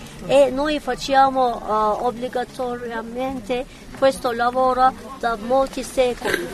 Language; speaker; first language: Italian; non-native, learner; Kurdish